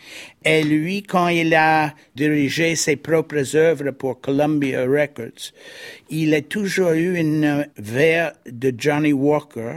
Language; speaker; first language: French; non-native, fluent; English